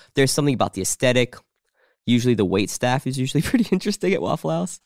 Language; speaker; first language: English; native; English